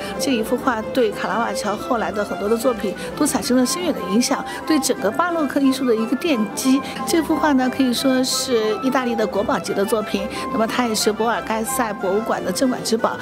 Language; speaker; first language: Chinese; native; Chinese